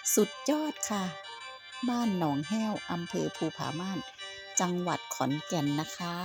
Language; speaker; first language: Thai; native; Thai